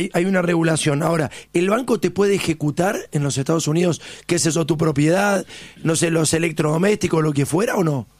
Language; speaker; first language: Spanish; native; Spanish